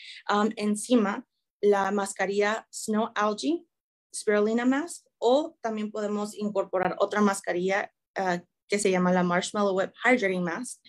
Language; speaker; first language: Spanish; early bilingual, heritage; Spanish